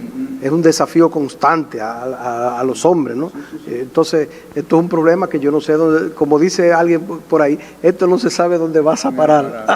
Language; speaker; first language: Spanish; native; Spanish